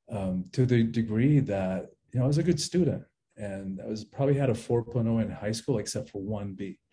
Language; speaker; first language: English; early bilingual, other home language; Spanish